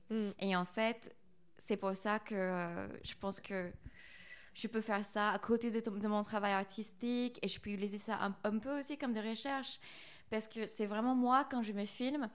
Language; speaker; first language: French; non-native, fluent; English